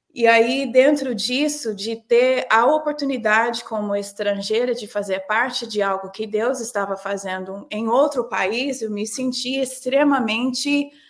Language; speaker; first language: Portuguese; non-native, fluent; English